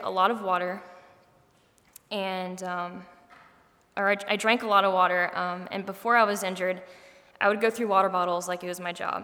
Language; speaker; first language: English; native; English